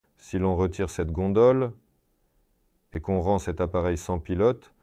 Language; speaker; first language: French; non-native, fluent; Russian